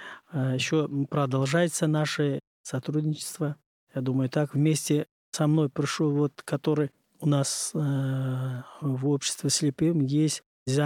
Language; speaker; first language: Russian; non-native, learner; Uzbek